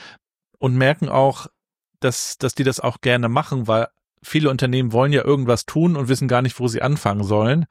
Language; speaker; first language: German; native; German